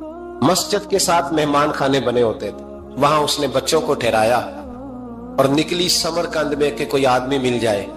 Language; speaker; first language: Urdu; native; Urdu